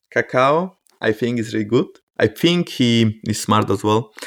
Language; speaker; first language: English; non-native, fluent; Polish